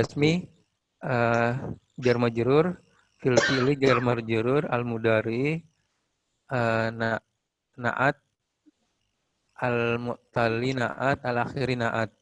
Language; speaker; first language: Arabic; non-native, learner; Indonesian